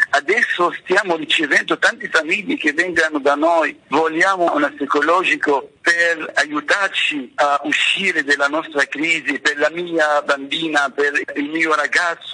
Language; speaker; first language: Italian; non-native, fluent; Arabic